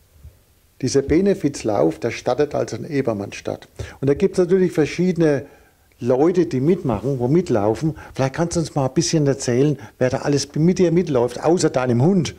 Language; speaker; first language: German; native; German